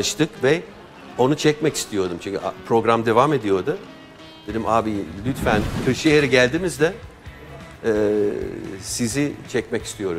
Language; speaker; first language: Turkish; non-native, fluent; English